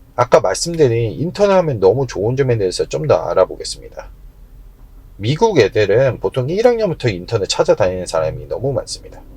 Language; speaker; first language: Korean; native; Korean